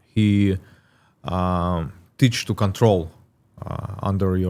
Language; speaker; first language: English; non-native, learner; Russian